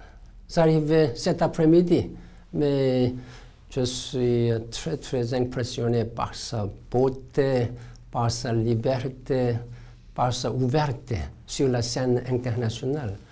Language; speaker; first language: French; non-native, learner; Korean